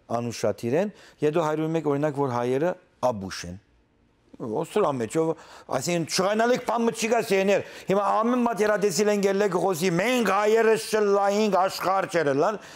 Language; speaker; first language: Armenian; early bilingual, heritage; Armenian